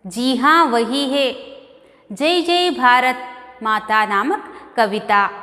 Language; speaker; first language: Hindi; non-native, local second language; Kannada